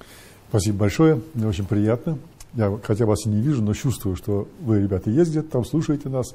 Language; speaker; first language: Russian; native; Russian